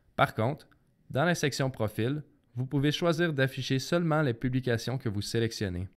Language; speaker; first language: French; native; French